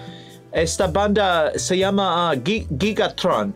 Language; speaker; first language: Spanish; non-native, learner; English